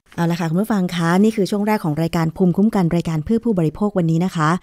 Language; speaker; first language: Thai; native; Thai